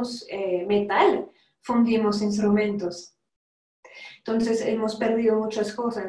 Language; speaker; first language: Spanish; non-native, fluent; French